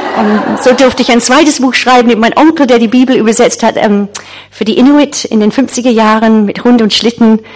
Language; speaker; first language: German; non-native, fluent; English